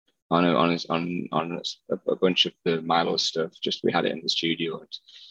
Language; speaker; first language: English; native; English